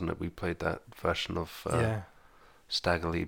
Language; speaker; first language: English; native; English